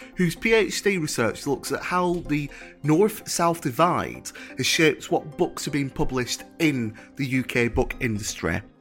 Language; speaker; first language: English; native; English